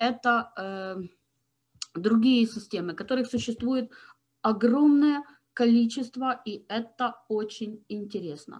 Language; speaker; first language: Russian; native; Russian